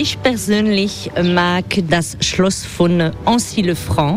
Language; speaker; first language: German; non-native, fluent; French